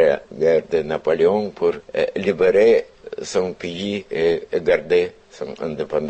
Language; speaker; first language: French; non-native, fluent; Russian